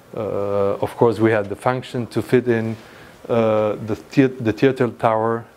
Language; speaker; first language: English; non-native, fluent; Italian